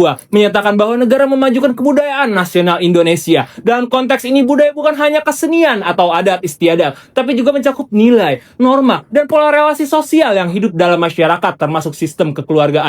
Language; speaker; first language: Indonesian; native; Indonesian